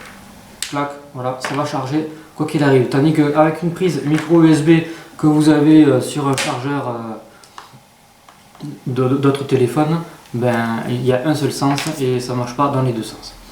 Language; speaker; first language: French; native; French